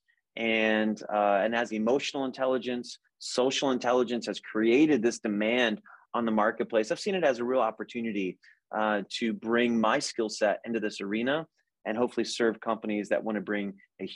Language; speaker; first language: English; native; English